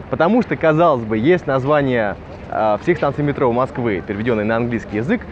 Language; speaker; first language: Russian; native; Russian